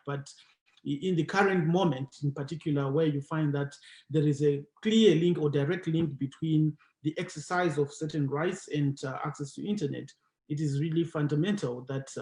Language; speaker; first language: English; non-native, local second language; Shona